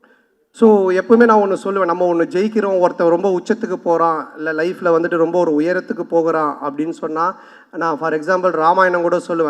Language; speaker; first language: Tamil; native; Tamil